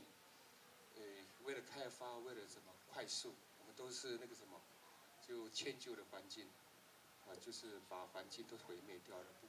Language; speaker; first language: Chinese; native; Chinese